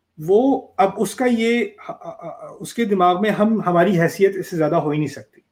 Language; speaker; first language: Urdu; early bilingual, heritage; Urdu